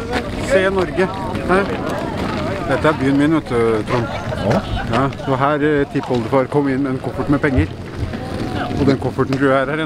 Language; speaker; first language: Norwegian; native; Norwegian